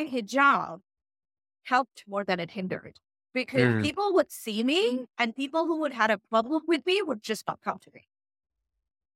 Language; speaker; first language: English; non-native, local second language; Urdu